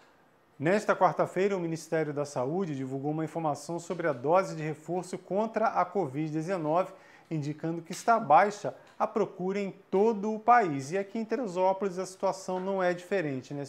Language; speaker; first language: Portuguese; native; Portuguese